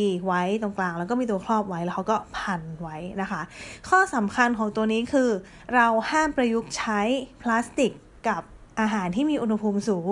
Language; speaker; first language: Thai; native; Thai